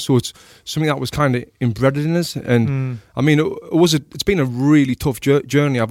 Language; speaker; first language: English; native; English